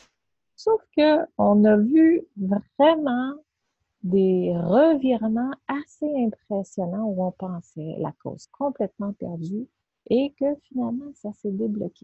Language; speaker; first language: French; native; French